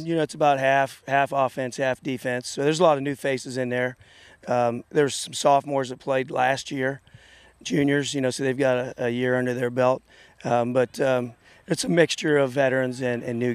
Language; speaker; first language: English; native; English